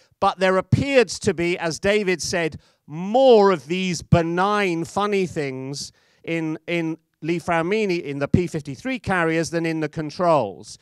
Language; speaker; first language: English; native; English